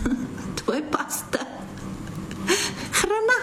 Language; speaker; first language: Bulgarian; non-native, fluent; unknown